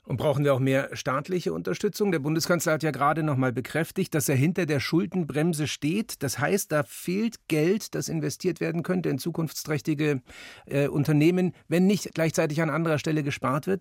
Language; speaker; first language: German; native; German